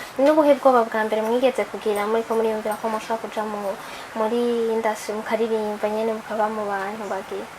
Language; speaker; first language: Rundi; native; Rundi